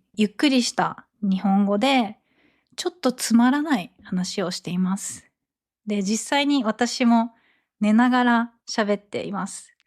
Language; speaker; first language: Japanese; native; Japanese